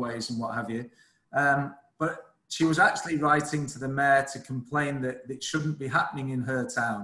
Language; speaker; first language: English; native; English